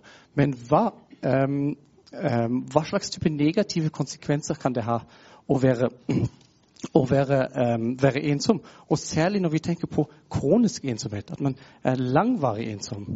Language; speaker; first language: Norwegian; non-native, fluent; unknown